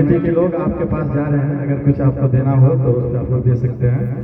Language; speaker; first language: Hindi; native; Hindi